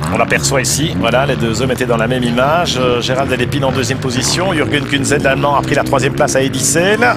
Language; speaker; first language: French; native; French